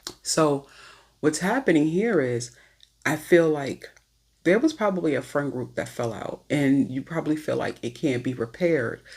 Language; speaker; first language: English; native; English